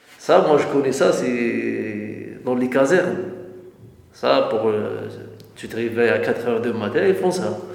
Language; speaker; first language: French; non-native, learner; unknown